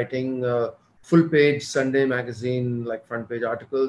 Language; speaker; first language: English; non-native, local second language; Hindi